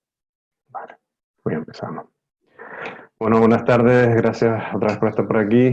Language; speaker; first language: Spanish; native; Spanish